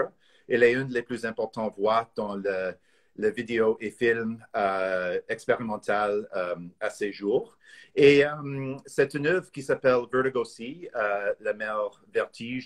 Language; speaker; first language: French; non-native, fluent; English